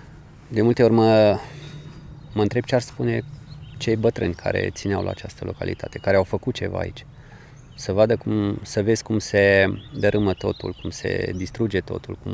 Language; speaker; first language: Romanian; native; Romanian